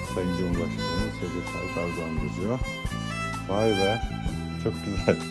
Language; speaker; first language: Turkish; native; Turkish